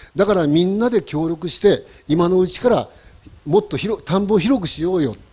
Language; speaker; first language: Japanese; native; Japanese